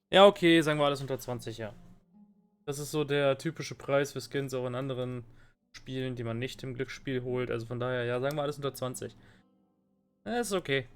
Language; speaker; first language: German; native; German